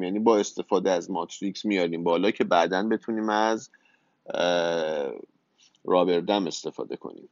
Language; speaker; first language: Persian; native; Persian